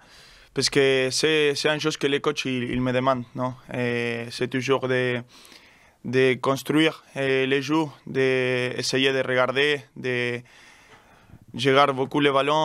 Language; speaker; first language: French; non-native, learner; Spanish